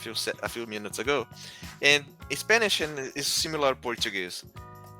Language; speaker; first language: English; non-native, learner; Portuguese